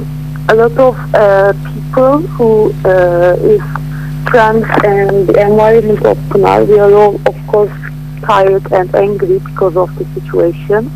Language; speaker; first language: English; non-native, learner; Turkish